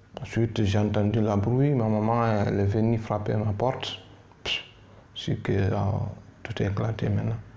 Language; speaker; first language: French; non-native, local second language; Fula